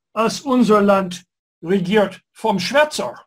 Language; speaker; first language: German; non-native, fluent; English